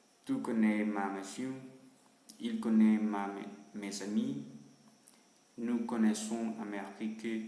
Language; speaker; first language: French; non-native, learner; Spanish